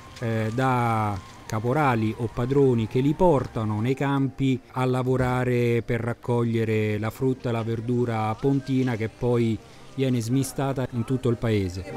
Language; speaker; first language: Italian; native; Italian